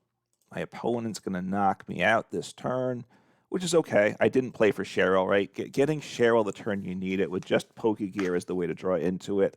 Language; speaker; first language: English; native; English